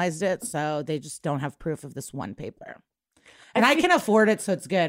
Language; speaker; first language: English; early bilingual, other home language; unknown